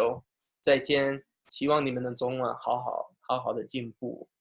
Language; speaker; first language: Chinese; non-native, fluent; English